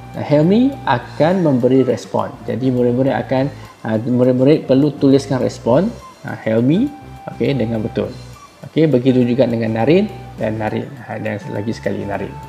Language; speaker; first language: Malay; non-native, local second language; Chinese